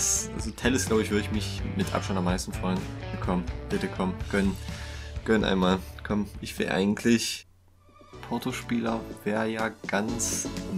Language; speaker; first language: German; native; German